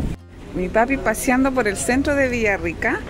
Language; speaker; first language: Spanish; native; Spanish